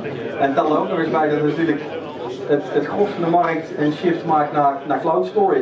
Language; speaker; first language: Dutch; native; Dutch